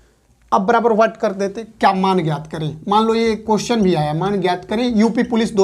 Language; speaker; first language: Hindi; native; Hindi